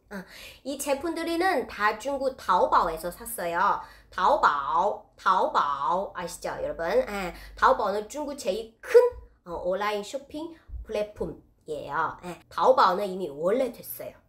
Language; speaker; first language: Korean; non-native, fluent; Chinese